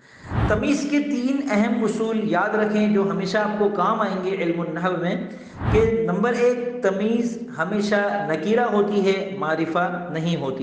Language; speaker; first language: Urdu; native; Urdu